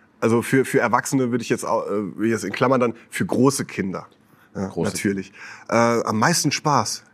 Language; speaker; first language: German; native; German